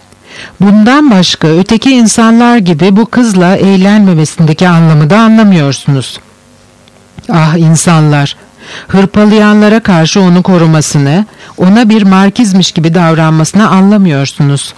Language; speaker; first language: Turkish; native; Turkish